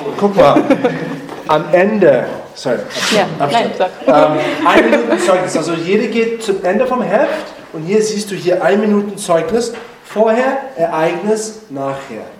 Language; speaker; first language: German; non-native, learner; French